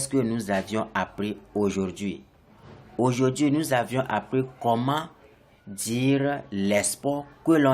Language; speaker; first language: French; non-native, fluent; English